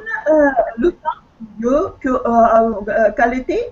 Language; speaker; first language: French; non-native, fluent; Russian